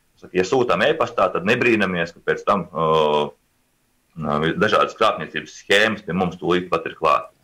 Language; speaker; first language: Latvian; native; Latvian